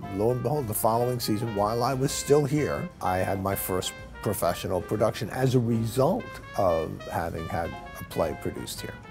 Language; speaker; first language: English; native; English